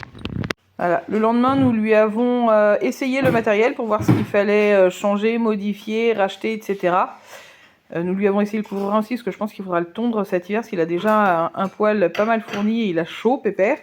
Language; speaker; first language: French; native; French